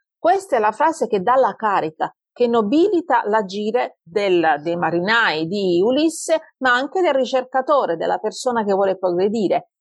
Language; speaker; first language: Italian; native; Italian